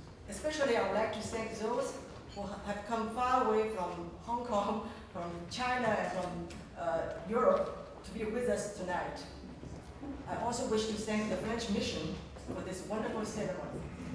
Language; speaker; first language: English; non-native, fluent; Chinese